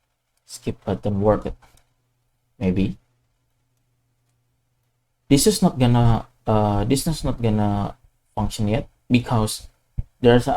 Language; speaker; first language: English; non-native, fluent; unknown